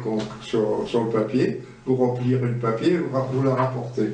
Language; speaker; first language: French; native; French